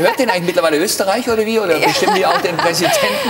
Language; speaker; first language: German; native; German